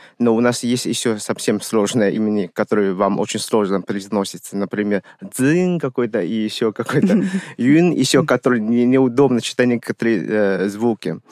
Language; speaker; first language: Russian; non-native, fluent; Chinese